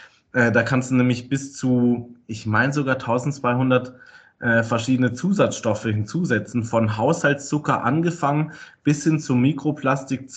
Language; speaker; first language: German; native; German